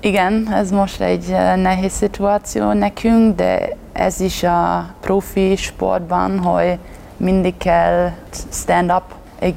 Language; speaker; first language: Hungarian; non-native, learner; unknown